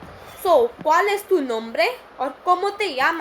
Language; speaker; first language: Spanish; non-native, learner; Hindi